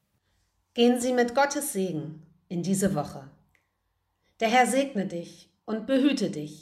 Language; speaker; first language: German; native; German